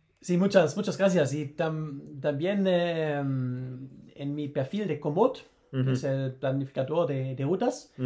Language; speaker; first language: Spanish; non-native, learner; German